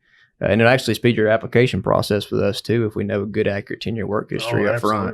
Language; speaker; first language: English; native; English